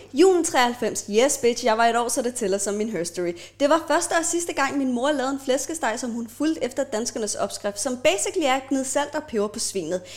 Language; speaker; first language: Danish; early bilingual, other home language; Persian